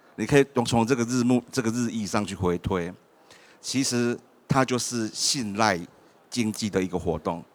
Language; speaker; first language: Chinese; native; Chinese